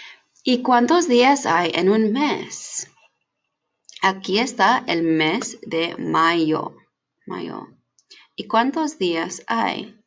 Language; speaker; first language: Spanish; non-native, fluent; English